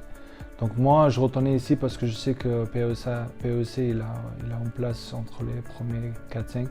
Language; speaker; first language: French; non-native, fluent; Slovenian